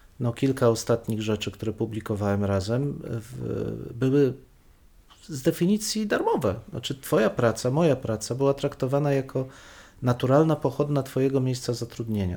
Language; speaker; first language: Polish; native; Polish